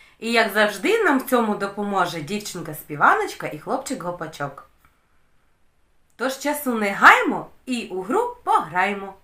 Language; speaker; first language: Ukrainian; native; Ukrainian